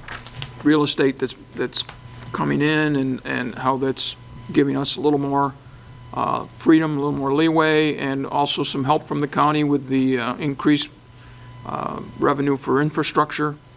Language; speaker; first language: English; native; English